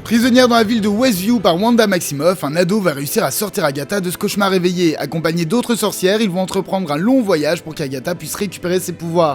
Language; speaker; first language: French; native; French